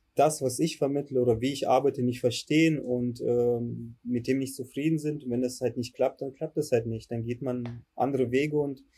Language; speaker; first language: German; early bilingual, other home language; Russian